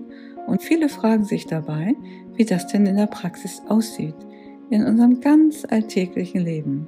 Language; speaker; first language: German; native; German